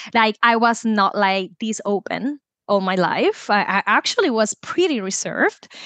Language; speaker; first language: English; non-native, fluent; Spanish